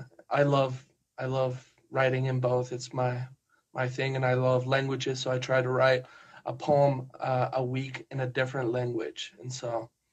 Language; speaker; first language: English; non-native, fluent; Spanish